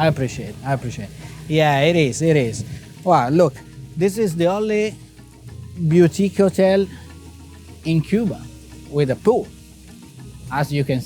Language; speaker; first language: English; non-native, fluent; Italian